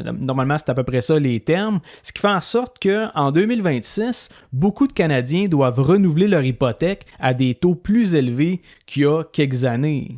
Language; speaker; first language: French; native; French